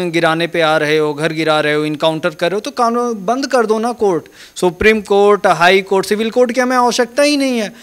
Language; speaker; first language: Hindi; native; Hindi